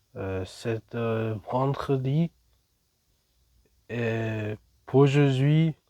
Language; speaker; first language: French; non-native, learner; English